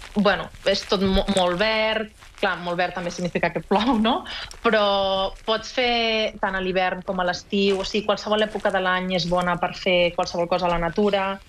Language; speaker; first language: Catalan; native; Catalan